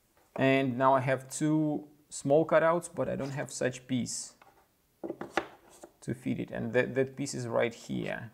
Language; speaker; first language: English; non-native, fluent; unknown